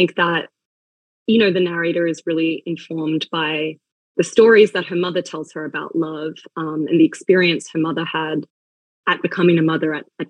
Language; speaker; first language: English; native; English